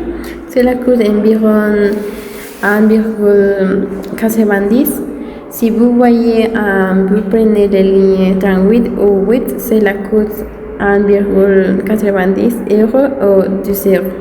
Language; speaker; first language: French; non-native, learner; Spanish